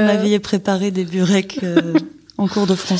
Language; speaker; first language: French; native; French